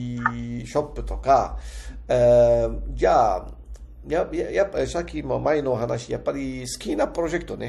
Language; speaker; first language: Japanese; non-native, fluent; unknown